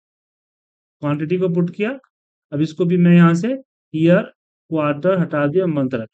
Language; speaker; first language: Hindi; native; Hindi